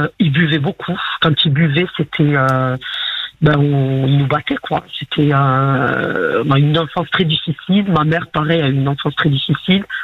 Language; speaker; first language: French; early bilingual, other home language; Arabic